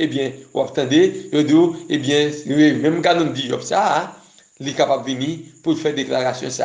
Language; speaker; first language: French; non-native, local second language; Haitian Creole